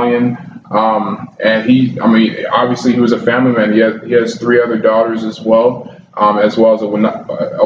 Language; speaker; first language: English; native; English